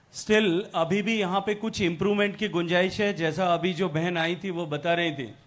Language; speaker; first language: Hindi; native; Hindi